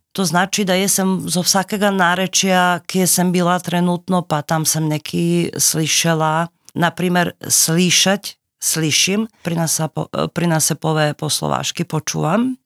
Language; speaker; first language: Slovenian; non-native, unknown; Slovak